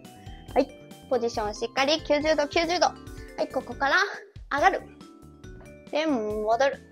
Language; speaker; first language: Japanese; native; Japanese